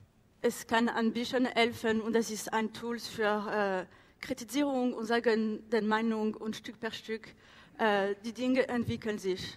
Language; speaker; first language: German; non-native, learner; French